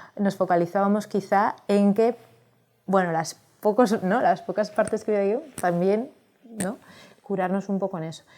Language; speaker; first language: Spanish; native; Spanish